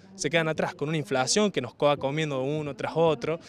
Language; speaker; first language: Spanish; native; Spanish